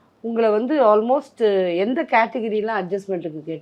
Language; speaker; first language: Tamil; native; Tamil